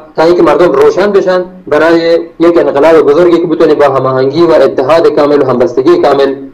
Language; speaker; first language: Persian; non-native, local second language; Baluchi